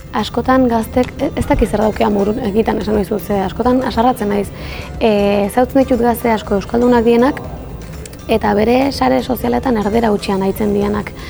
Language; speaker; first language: Basque; native; Basque